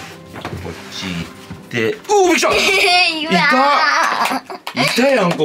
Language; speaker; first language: Japanese; native; Japanese